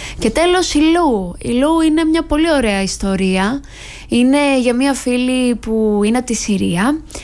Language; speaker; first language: Greek; early bilingual, other home language; Albanian